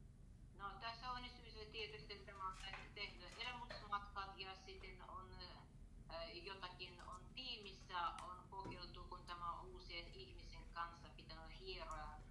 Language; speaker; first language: Finnish; non-native, learner; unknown